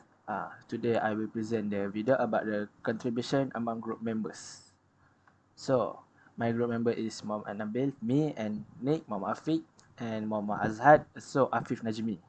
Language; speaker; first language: English; non-native, learner; Malay